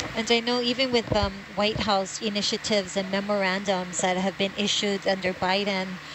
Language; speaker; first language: English; native; English